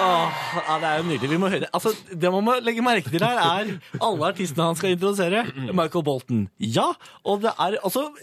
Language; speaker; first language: Norwegian; native; Norwegian